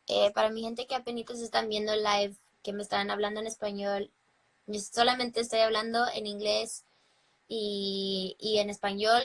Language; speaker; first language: Spanish; early bilingual, heritage; English